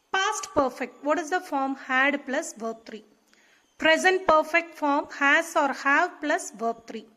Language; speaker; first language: English; non-native, local second language; Tamil